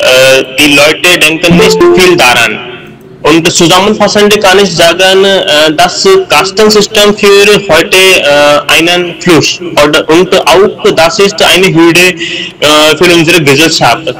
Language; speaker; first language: German; non-native, learner; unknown